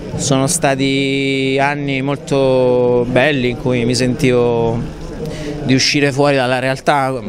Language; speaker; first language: Italian; native; Italian